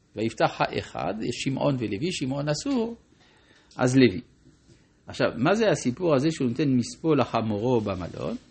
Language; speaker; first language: Hebrew; non-native, fluent; French